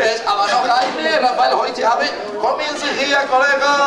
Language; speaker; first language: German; non-native, learner; Spanish